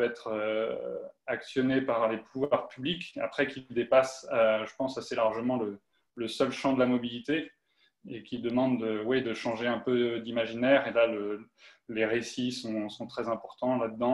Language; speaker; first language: French; native; French